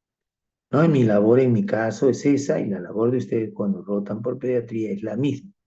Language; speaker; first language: Spanish; native; Spanish